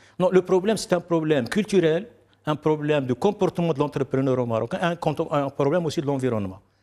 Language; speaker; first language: French; non-native, local second language; Arabic